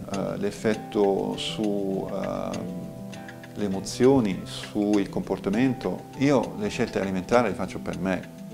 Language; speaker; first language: Italian; non-native, fluent; English